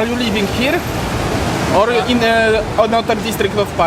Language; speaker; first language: English; non-native, learner; Polish